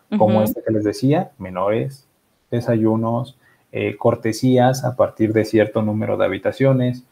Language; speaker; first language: Spanish; native; Spanish